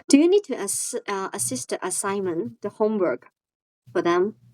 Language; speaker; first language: English; non-native, fluent; Cantonese